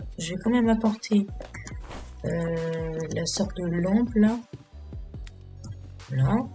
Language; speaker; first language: French; native; French